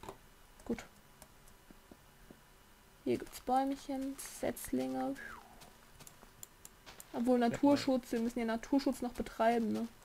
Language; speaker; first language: German; native; German